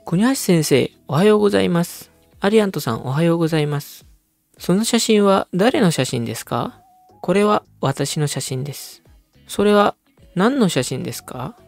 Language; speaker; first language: Japanese; non-native, fluent; Indonesian